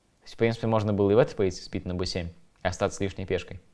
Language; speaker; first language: Russian; native; Russian